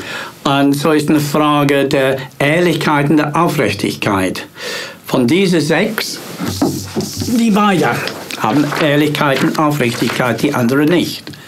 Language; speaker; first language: German; non-native, fluent; English